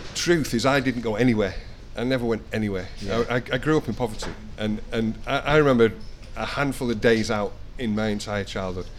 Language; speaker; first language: English; native; English